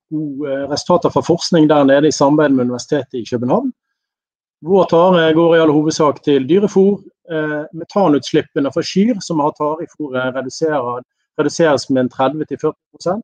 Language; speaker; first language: Norwegian; native; Norwegian